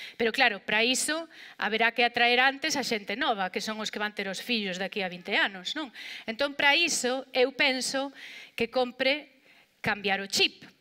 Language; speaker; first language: Galician; non-native, local second language; Spanish